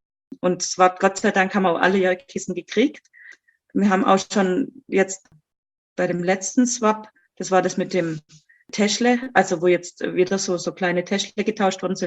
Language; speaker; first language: German; native; German